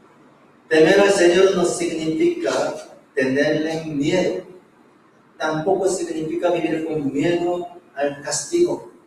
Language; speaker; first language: Spanish; non-native, fluent; Korean